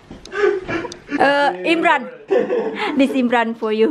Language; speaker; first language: English; non-native, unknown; Indonesian